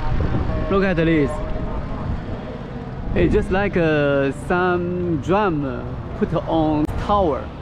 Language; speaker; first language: English; non-native, learner; Chinese